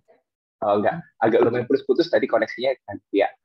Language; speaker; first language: Indonesian; native; Indonesian